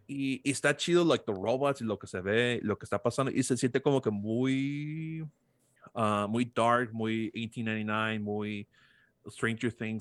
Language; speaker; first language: Spanish; early bilingual, heritage; Spanish